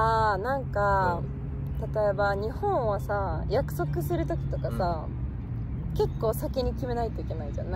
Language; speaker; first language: Japanese; non-native, fluent; Polish